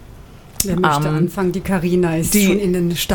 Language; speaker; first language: German; native; German